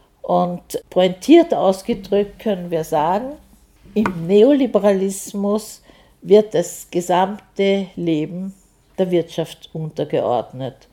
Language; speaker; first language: German; native; German